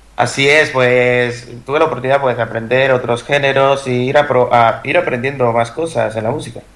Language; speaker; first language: Spanish; native; Spanish